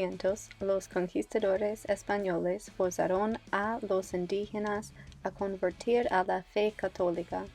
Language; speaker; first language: Spanish; non-native, learner; English